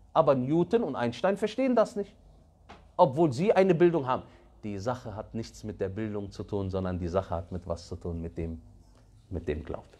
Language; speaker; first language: German; early bilingual, other home language; Arabic